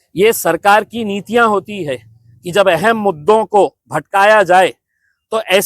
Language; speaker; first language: Hindi; non-native, local second language; Marathi